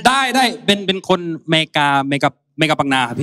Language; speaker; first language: Thai; non-native, fluent; English